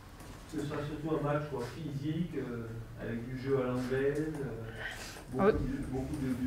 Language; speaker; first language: French; native; French